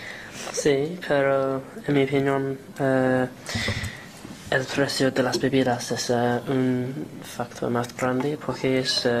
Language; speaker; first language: Spanish; non-native, learner; English